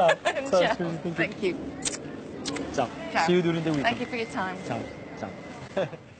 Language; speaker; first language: English; non-native, learner; Italian